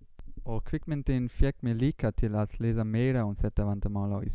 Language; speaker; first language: Icelandic; non-native, learner; German